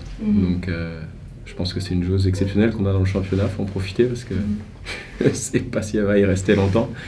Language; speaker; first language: French; native; French